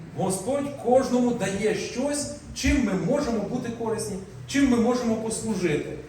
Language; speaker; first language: Ukrainian; non-native, local second language; Russian